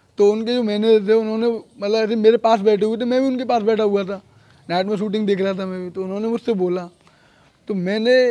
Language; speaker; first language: Hindi; native; Hindi